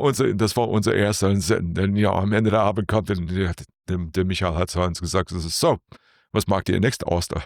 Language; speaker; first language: German; non-native, learner; English